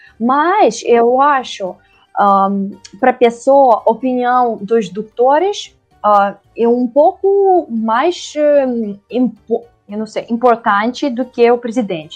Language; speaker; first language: Portuguese; non-native, learner; Russian